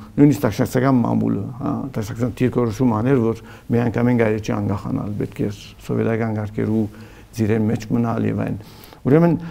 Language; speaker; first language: Armenian; early bilingual, heritage; Armenian